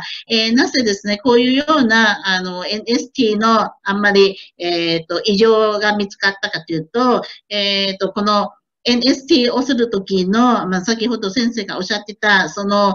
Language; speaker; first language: Japanese; non-native, fluent; Thai